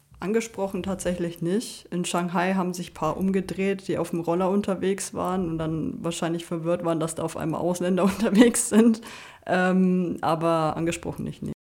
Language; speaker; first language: German; native; German